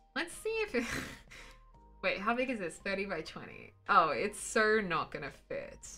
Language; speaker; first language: English; native; English